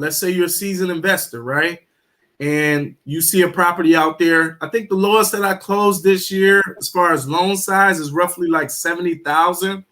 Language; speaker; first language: English; native; English